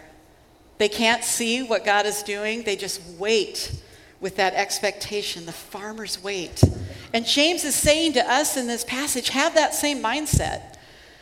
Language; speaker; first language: English; native; English